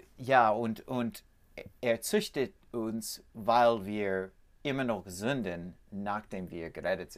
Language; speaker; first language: German; non-native, learner; English